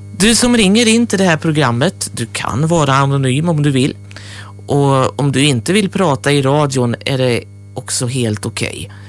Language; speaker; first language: Swedish; native; Swedish